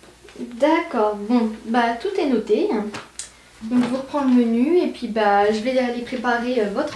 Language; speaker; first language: French; native; French